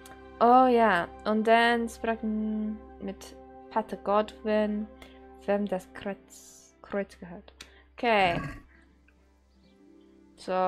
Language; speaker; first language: German; non-native, learner; English